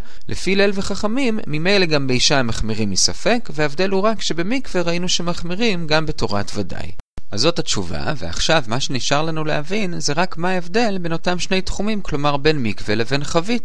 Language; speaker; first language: Hebrew; native; Hebrew